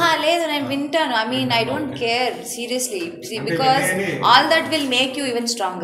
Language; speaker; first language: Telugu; non-native, learner; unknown